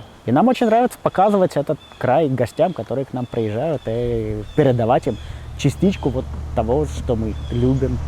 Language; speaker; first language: Russian; native; Russian